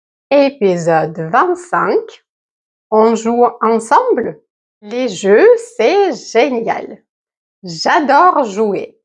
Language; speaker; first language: French; native; French